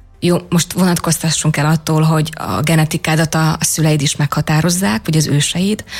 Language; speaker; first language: Hungarian; native; Hungarian